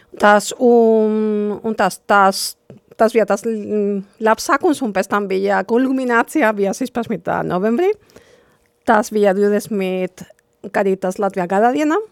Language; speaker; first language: Latvian; non-native, fluent; Spanish